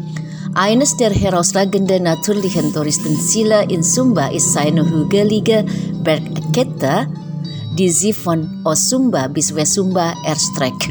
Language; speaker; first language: German; non-native, fluent; Indonesian